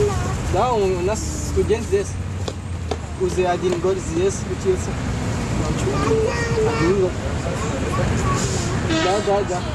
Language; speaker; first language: Russian; non-native, learner; Indonesian